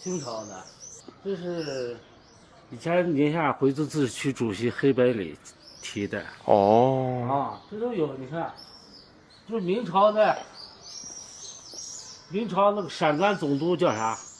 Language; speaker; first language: Chinese; native; Chinese